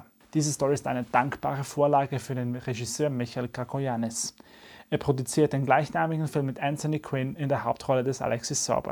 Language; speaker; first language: German; native; German